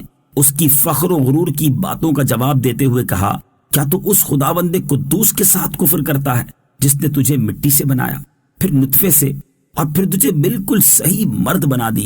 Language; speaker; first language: Urdu; native; Urdu